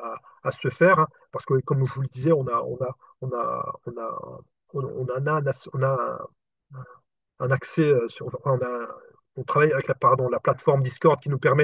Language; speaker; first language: French; native; French